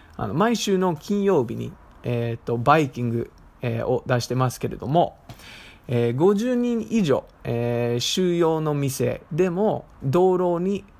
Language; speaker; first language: Japanese; non-native, fluent; English